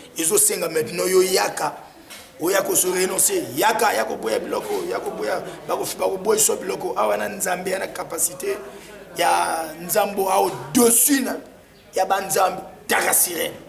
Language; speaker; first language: Lingala; native; Lingala